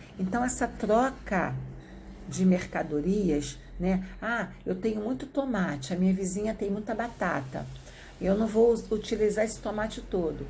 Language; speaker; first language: Portuguese; native; Portuguese